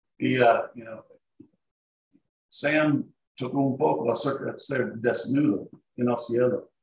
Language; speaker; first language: Spanish; non-native, learner; English